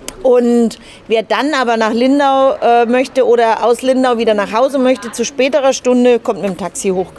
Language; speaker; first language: German; native; German